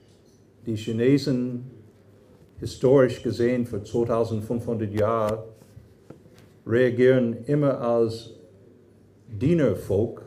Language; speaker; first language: German; non-native, fluent; English